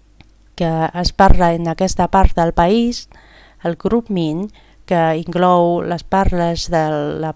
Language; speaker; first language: Catalan; non-native, fluent; Chinese